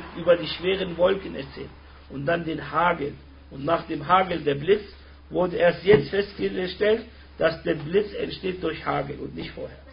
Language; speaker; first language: German; early bilingual, other home language; Turkish